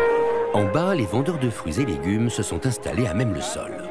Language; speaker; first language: French; native; French